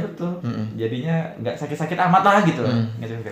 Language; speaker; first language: Indonesian; native; Indonesian